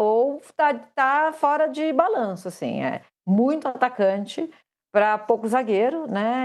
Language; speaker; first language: Portuguese; native; Portuguese